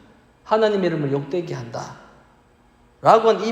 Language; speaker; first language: Korean; native; Korean